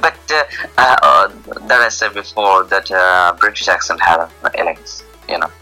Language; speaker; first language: English; non-native, local second language; Bangla